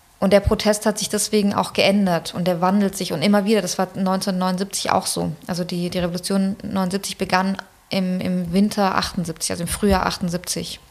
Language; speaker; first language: German; early bilingual, other home language; Persian